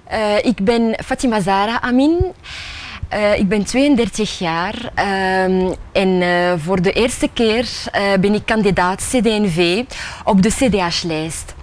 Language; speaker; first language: Dutch; early bilingual, other home language; Arabic